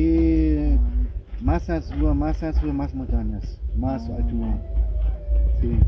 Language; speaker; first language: Spanish; non-native, learner; German